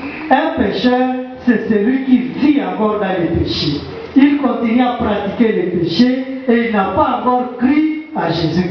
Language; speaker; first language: French; non-native, local second language; Swahili